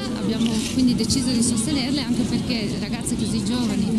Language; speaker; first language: Italian; native; Italian